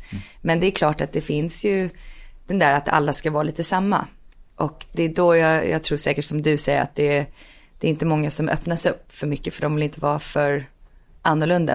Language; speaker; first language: Swedish; early bilingual, heritage; Swedish